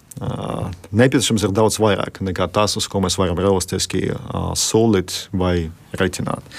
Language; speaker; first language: Latvian; non-native, local second language; Russian